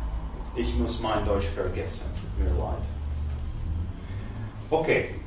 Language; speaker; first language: German; non-native, fluent; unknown